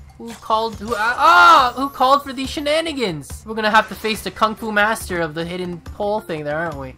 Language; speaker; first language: English; native; English